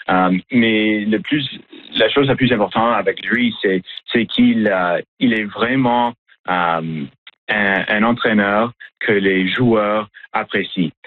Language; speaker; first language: French; non-native, learner; English